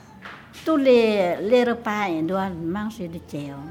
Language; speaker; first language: French; non-native, fluent; Lao